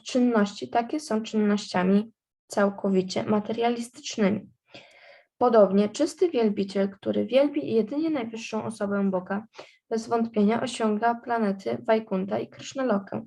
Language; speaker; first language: Polish; native; Polish